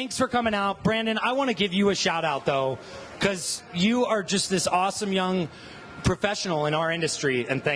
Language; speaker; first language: English; native; English